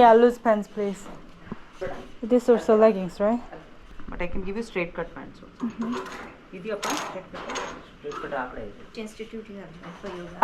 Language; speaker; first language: English; non-native, learner; Korean